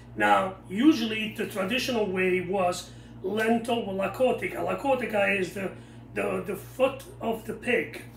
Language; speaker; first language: English; non-native, fluent; Italian